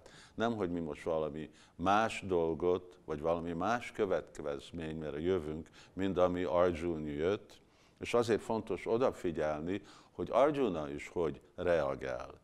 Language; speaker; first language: Hungarian; early bilingual, heritage; Hungarian